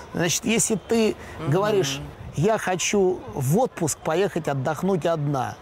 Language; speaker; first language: Russian; native; Russian